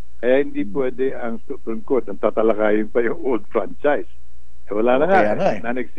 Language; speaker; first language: Filipino; native; Filipino